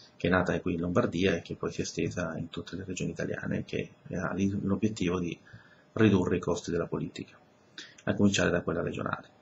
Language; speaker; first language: Italian; early bilingual, other home language; Spanish